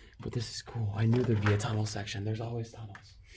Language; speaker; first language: English; native; English